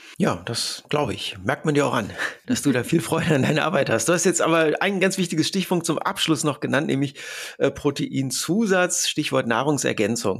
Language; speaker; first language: German; native; German